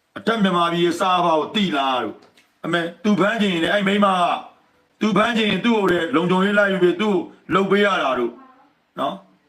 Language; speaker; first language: Burmese; native; Burmese